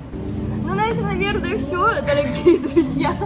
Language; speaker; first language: Russian; native; Russian